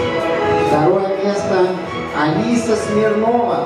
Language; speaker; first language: Russian; native; Russian